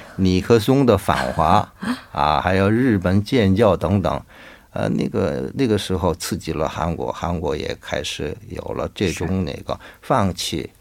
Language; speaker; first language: Chinese; non-native, fluent; Korean